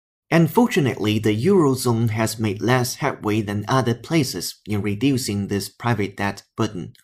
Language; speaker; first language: English; non-native, fluent; Chinese